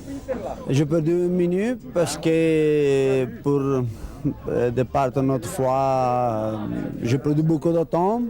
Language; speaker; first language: French; non-native, learner; Italian